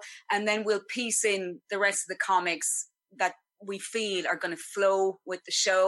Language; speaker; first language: English; native; English